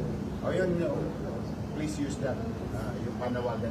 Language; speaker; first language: Filipino; native; Filipino